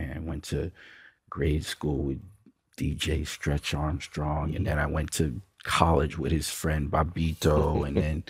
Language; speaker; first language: English; native; English